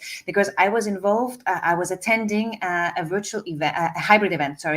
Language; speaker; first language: English; non-native, fluent; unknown